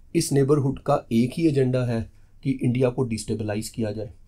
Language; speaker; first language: Hindi; native; Hindi